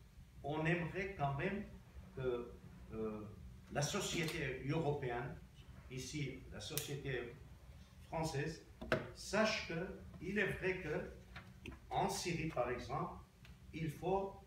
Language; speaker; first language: French; non-native, local second language; Armenian